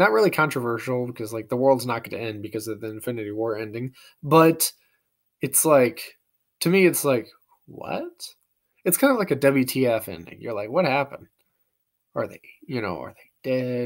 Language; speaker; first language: English; native; English